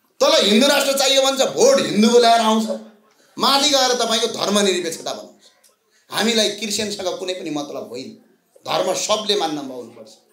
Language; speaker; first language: Nepali; native; Nepali